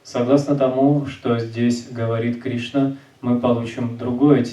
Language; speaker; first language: Russian; native; Russian